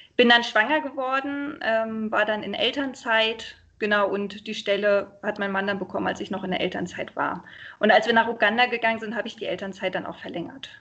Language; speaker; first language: German; native; German